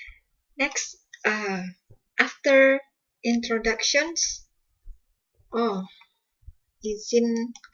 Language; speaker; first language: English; non-native, fluent; Indonesian